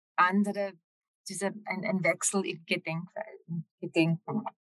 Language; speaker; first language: German; non-native, fluent; English